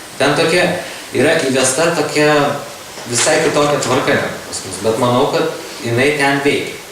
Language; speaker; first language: Lithuanian; native; Lithuanian